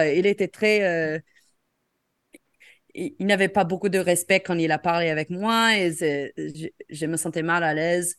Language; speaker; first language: French; non-native, fluent; English